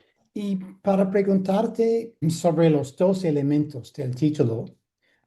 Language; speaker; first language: Spanish; non-native, fluent; English